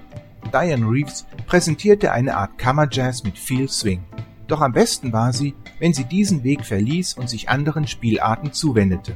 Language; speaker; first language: German; native; German